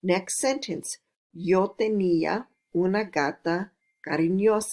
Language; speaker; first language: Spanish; non-native, fluent; English